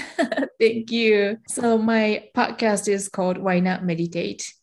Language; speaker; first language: English; non-native, fluent; Japanese